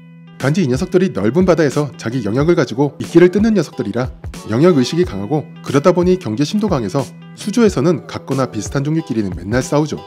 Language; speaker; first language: Korean; native; Korean